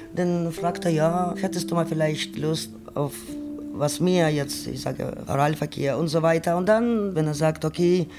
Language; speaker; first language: German; non-native, fluent; Ukrainian